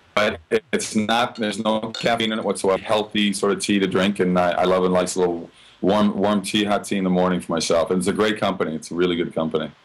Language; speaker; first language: English; native; English